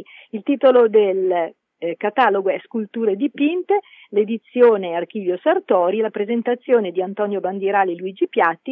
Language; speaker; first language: Italian; native; Italian